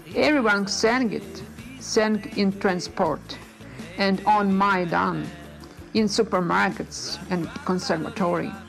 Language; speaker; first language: English; non-native, fluent; Ukrainian